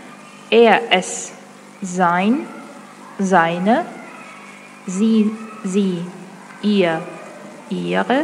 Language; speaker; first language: German; non-native, fluent; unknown